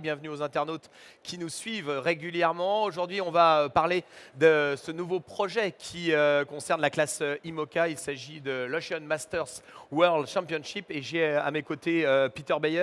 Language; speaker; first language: French; native; French